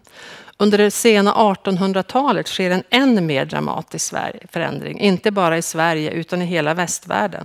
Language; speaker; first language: Swedish; native; Swedish